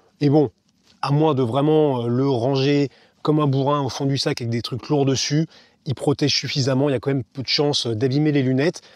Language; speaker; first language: French; native; French